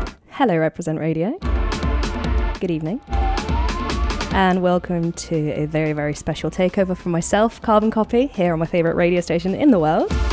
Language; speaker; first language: English; early bilingual, other home language; Polish